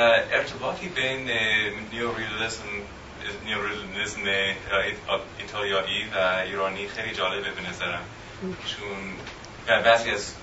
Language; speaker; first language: Persian; non-native, fluent; English